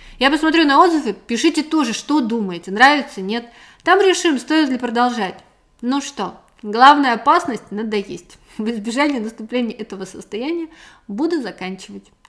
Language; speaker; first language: Russian; native; Russian